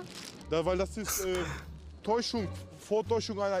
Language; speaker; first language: German; early bilingual, other home language; Russian